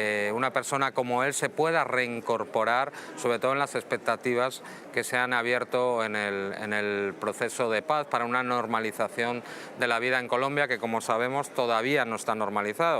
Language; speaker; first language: Spanish; native; Spanish